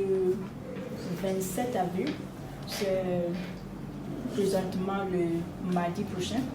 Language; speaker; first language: French; non-native, learner; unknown